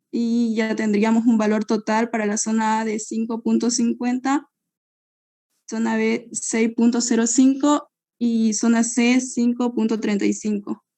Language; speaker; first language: Spanish; native; Spanish